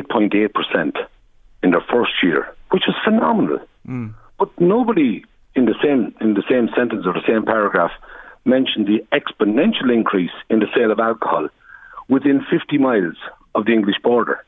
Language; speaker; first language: English; native; English